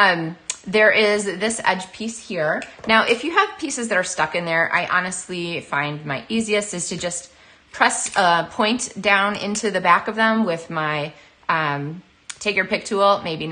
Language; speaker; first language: English; native; English